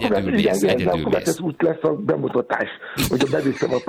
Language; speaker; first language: Hungarian; non-native, fluent; Yoruba